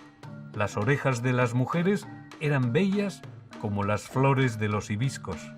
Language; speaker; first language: Spanish; native; Spanish